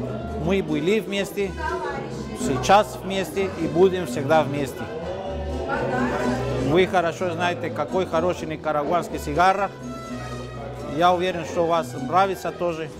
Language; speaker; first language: Russian; non-native, learner; Spanish